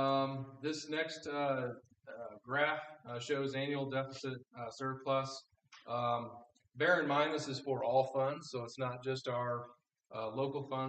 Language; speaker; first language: English; native; English